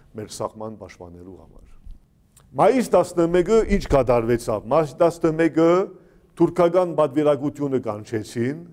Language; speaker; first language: Armenian; native; Armenian